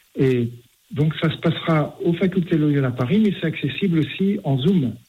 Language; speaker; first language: French; native; French